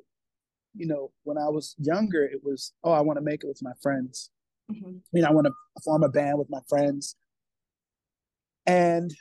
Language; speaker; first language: English; native; English